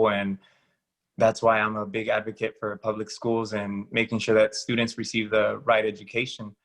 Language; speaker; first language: English; early bilingual, other home language; Spanish